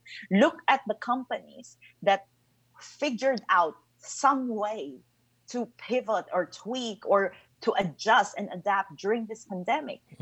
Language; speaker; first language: English; non-native, local second language; Filipino